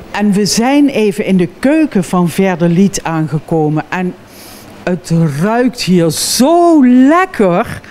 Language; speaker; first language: Dutch; native; Dutch